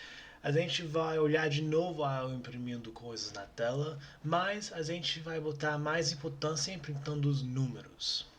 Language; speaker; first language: Portuguese; non-native, learner; English